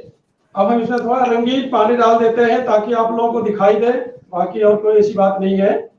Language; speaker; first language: Hindi; native; Hindi